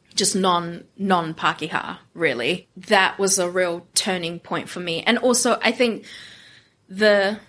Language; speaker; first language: English; non-native, local second language; Japanese